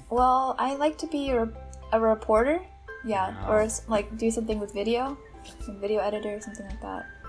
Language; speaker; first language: English; native; English